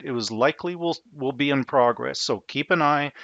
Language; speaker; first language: English; native; English